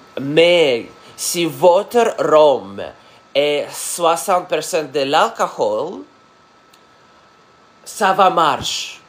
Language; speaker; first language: French; non-native, learner; Russian